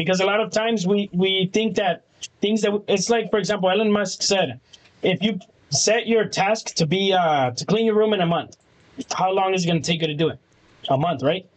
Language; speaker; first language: English; early bilingual, other home language; Spanish